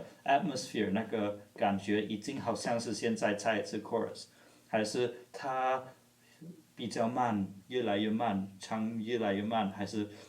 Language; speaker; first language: Chinese; non-native, fluent; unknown